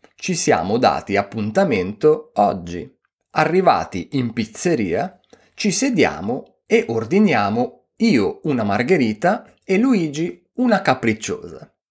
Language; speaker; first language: Italian; native; Italian